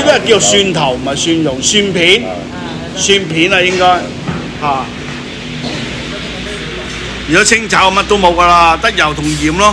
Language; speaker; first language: Cantonese; native; Cantonese